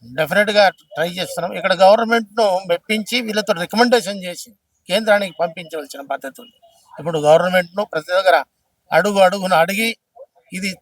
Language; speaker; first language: Telugu; non-native, local second language; Lambadi